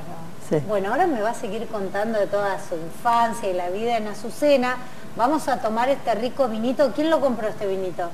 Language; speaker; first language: Spanish; native; Spanish